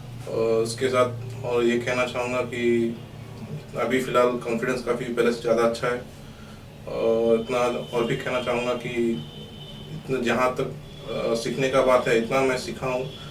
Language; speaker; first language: Hindi; non-native, local second language; Assamese